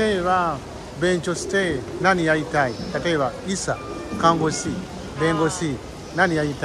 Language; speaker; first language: Japanese; non-native, learner; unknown